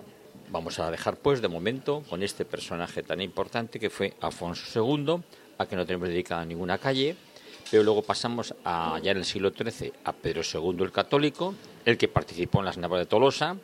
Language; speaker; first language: Spanish; native; Spanish